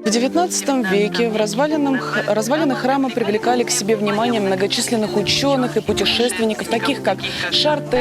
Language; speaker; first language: Russian; native; Russian